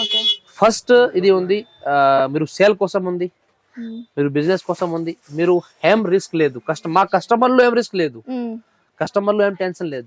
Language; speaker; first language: Telugu; non-native, local second language; Hindi